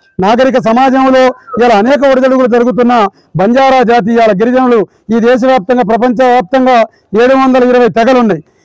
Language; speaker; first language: Telugu; non-native, local second language; Lambadi